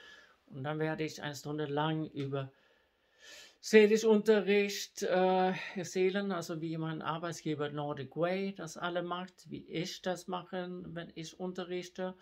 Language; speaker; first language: German; non-native, learner; Swedish